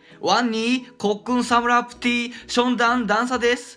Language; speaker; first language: Japanese; native; Japanese